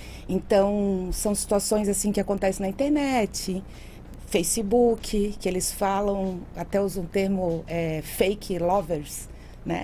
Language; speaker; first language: Portuguese; native; Portuguese